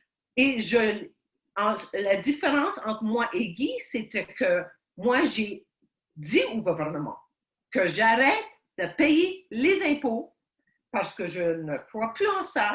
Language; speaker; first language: French; early bilingual, heritage; Ukrainian